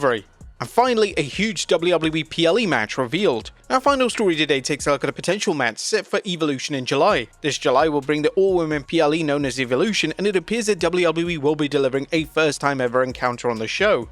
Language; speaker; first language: English; native; English